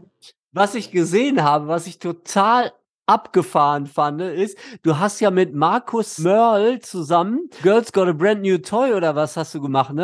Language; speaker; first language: German; native; German